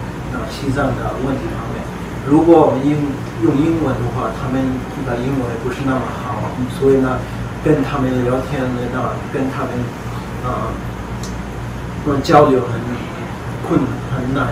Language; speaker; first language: Chinese; non-native, learner; Tibetan